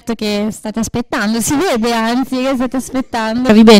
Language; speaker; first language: Italian; native; Italian